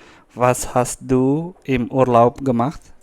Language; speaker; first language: German; non-native, fluent; Indonesian